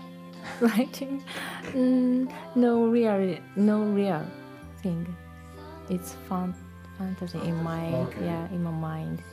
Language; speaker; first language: English; non-native, learner; Japanese